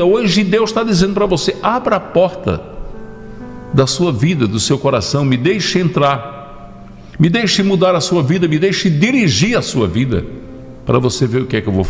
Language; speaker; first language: Portuguese; native; Portuguese